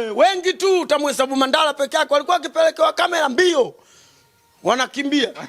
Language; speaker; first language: Swahili; native; Swahili